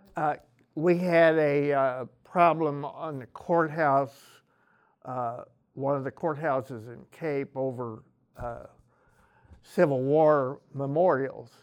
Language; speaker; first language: English; native; English